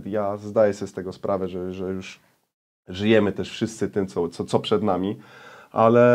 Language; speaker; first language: Polish; native; Polish